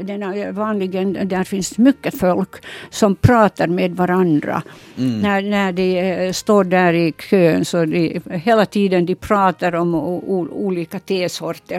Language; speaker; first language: Swedish; non-native, local second language; Finnish